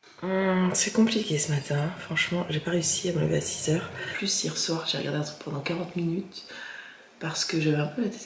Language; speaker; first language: French; native; French